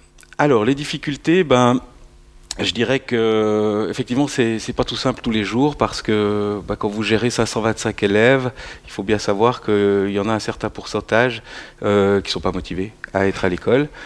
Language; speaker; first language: French; native; French